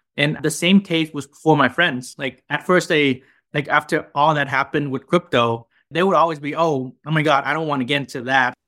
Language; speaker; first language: English; non-native, fluent; Vietnamese